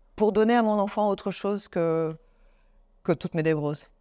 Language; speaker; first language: French; native; French